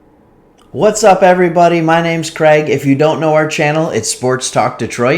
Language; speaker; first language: English; native; English